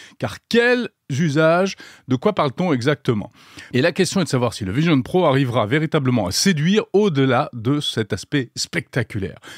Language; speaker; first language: French; native; French